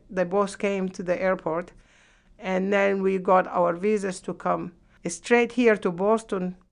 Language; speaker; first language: English; non-native, fluent; Arabic